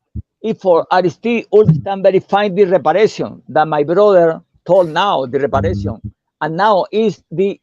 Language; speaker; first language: English; non-native, learner; Spanish